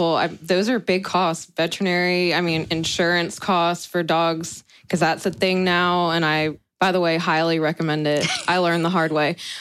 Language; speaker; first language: English; native; English